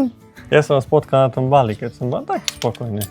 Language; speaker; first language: Polish; non-native, learner; Slovak